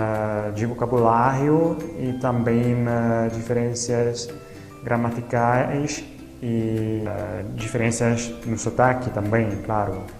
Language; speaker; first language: Portuguese; non-native, fluent; Italian